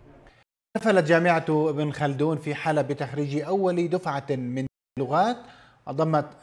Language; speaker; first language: Arabic; native; Arabic